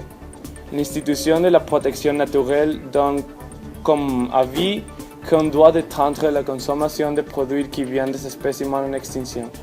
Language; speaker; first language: French; non-native, learner; Spanish